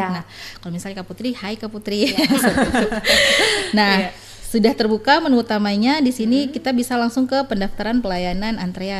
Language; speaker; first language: Indonesian; native; Indonesian